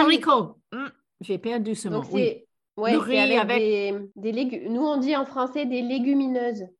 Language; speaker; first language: French; non-native, fluent; English